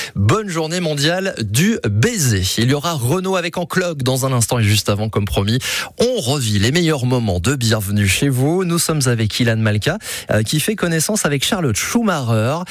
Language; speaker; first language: French; native; French